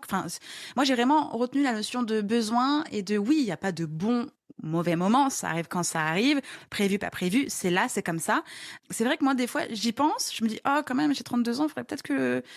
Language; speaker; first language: French; native; French